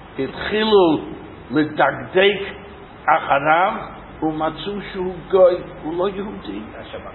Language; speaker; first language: Hebrew; non-native, fluent; English